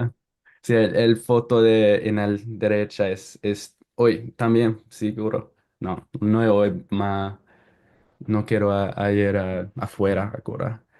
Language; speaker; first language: Spanish; non-native, learner; English